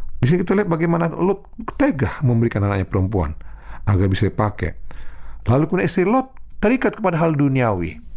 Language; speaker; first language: Indonesian; non-native, local second language; Batak Toba